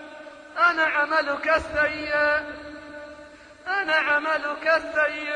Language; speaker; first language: Arabic; native; Arabic